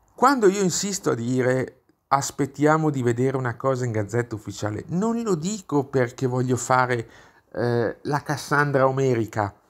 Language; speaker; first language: Italian; native; Italian